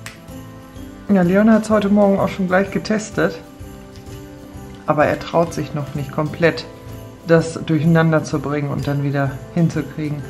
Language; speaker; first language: German; native; German